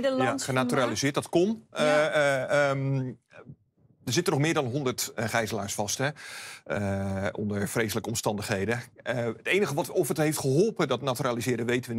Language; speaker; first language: Dutch; native; Dutch